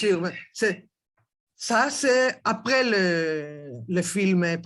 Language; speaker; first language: French; non-native, learner; Greek